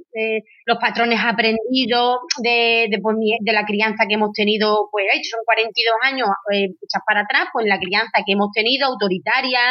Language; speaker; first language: Spanish; native; Spanish